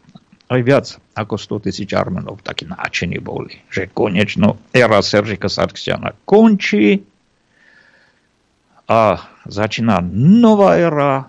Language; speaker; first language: Slovak; non-native, fluent; Armenian